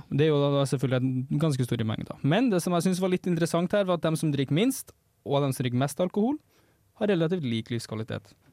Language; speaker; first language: Norwegian; native; Norwegian